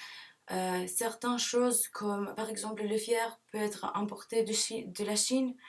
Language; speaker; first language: French; non-native, learner; English